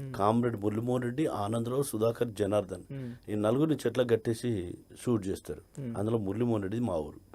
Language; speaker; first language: Telugu; native; Telugu